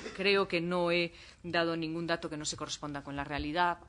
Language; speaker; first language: Spanish; native; Spanish